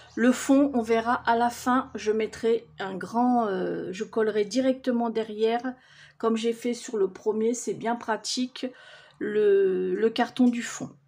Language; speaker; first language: French; native; French